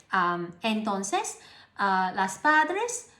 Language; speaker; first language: Spanish; non-native, learner; Cantonese